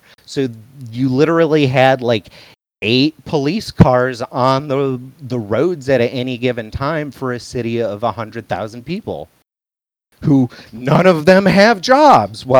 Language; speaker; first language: English; native; English